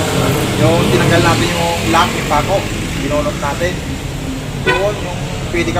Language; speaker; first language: Filipino; native; Filipino